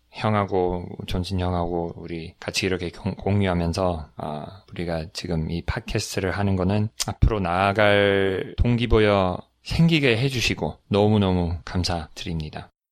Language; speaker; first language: Korean; non-native, fluent; English